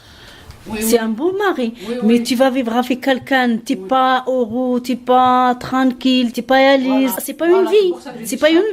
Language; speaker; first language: French; non-native, learner; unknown